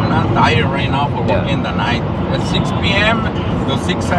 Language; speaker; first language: English; non-native, learner; Spanish